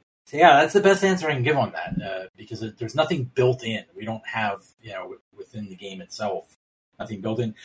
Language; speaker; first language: English; native; English